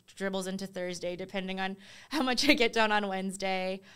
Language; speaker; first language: English; native; English